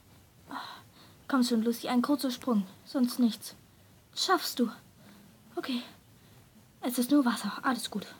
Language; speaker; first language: German; native; German